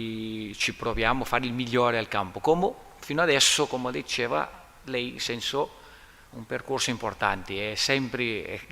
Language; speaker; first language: Italian; non-native, learner; Portuguese